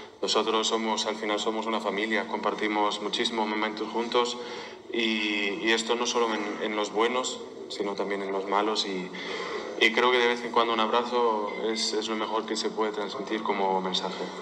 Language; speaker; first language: Spanish; non-native, fluent; German